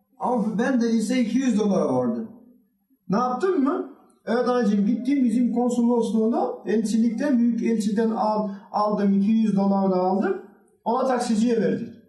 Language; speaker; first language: Turkish; non-native, learner; Albanian